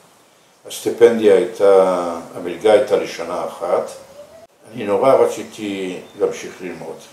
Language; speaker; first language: Hebrew; early bilingual, other home language; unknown